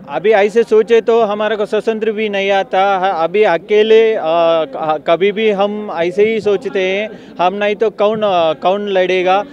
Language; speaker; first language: Hindi; non-native, local second language; Telugu